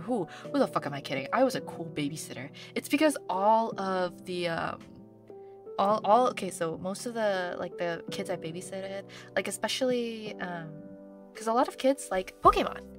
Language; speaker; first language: English; early bilingual, other home language; Korean